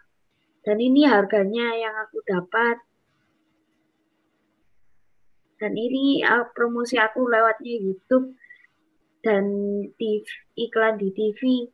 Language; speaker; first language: Indonesian; non-native, local second language; English